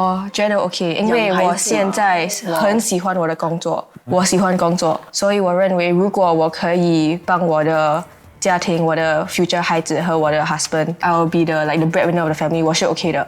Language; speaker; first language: Chinese; non-native, local second language; English